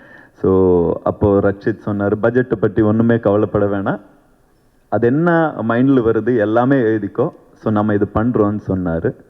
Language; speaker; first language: Tamil; non-native, learner; Kannada